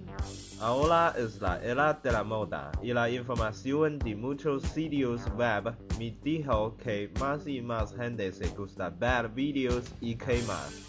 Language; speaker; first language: Spanish; non-native, learner; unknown